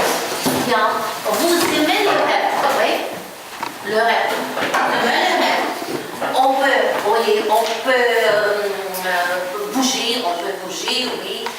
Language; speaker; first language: French; non-native, fluent; Ukrainian